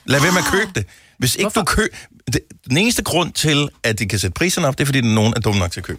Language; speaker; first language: Danish; native; Danish